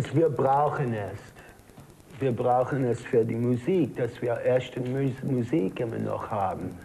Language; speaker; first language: German; non-native, learner; English